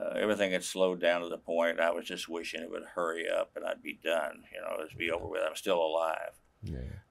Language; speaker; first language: English; native; English